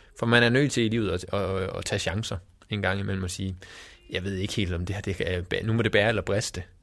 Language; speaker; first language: Danish; native; Danish